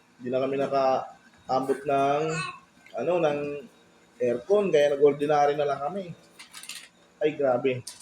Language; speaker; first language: Filipino; non-native, local second language; Bikol